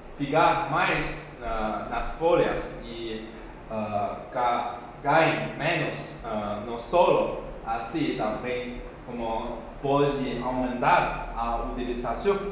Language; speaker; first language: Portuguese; non-native, fluent; Chinese